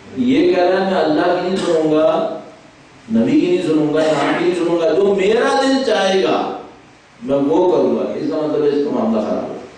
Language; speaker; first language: Urdu; native; Urdu